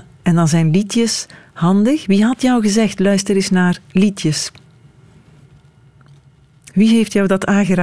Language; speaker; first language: Dutch; native; Dutch